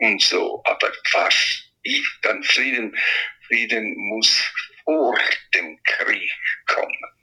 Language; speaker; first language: German; non-native, fluent; Italian